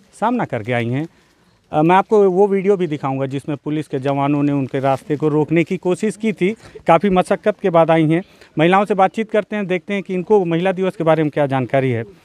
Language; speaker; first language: Hindi; native; Hindi